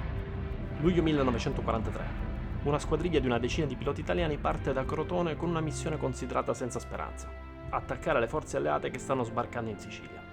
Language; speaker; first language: Italian; native; Italian